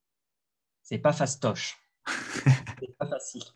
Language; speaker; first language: French; non-native, local second language; Arabic